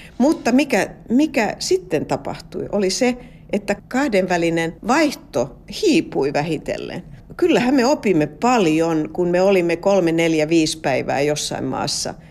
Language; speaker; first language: Finnish; non-native, local second language; Swedish